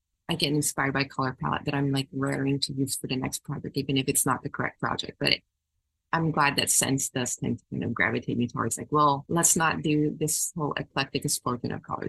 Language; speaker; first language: English; non-native, local second language; Filipino